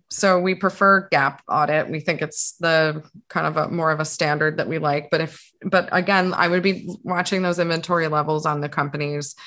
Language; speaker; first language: English; native; English